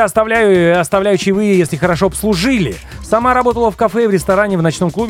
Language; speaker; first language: Russian; native; Russian